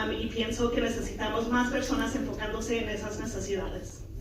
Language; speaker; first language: Spanish; early bilingual, heritage; Spanish